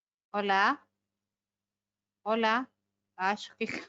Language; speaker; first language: Portuguese; non-native, fluent; Spanish